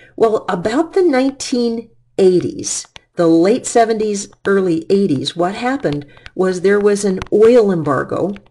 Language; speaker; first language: English; native; English